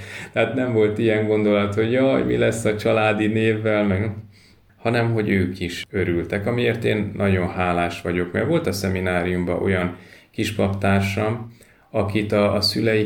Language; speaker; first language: Hungarian; native; Hungarian